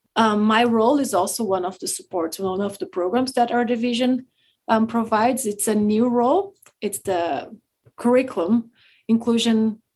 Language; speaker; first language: English; non-native, fluent; Portuguese